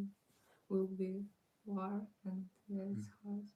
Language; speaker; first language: English; non-native, learner; Ukrainian